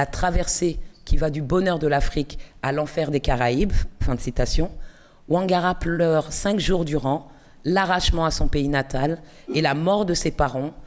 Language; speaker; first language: French; native; French